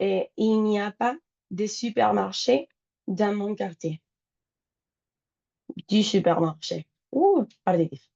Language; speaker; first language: French; non-native, fluent; Spanish